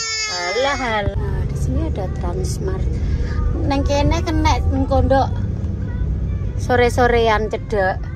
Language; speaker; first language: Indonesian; native; Indonesian